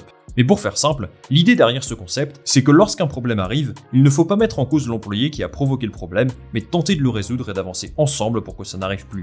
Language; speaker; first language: French; native; French